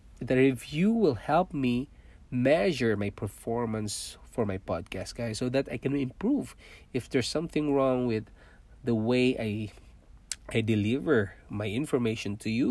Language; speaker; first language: English; non-native, local second language; Cebuano